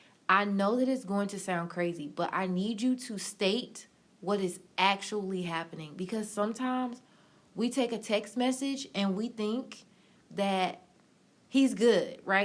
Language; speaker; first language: English; native; English